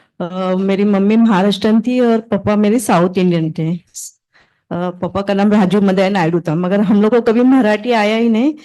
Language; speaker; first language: Hindi; native; Hindi